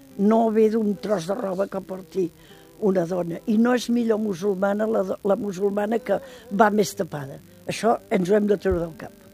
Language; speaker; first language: Catalan; native; Catalan